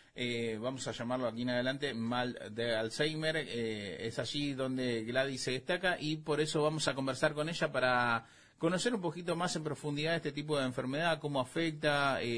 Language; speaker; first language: Spanish; native; Spanish